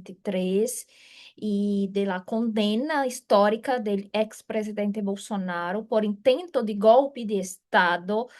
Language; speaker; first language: Spanish; non-native, fluent; Portuguese